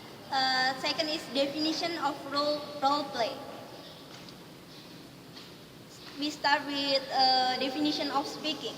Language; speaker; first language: English; non-native, learner; Indonesian